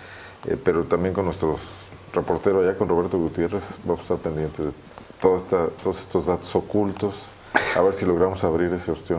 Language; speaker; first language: Spanish; native; Spanish